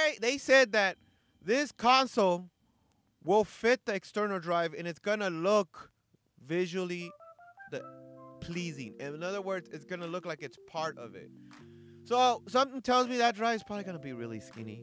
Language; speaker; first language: English; early bilingual, other home language; Spanish